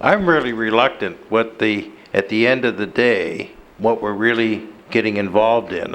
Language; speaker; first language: English; native; English